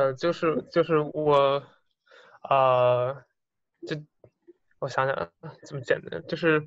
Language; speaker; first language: Chinese; native; Chinese